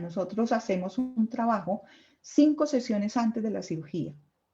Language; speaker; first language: Spanish; native; Spanish